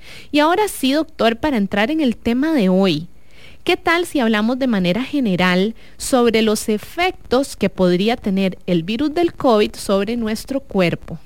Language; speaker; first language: Spanish; native; Spanish